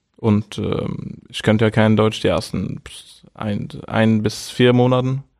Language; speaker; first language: German; non-native, fluent; Norwegian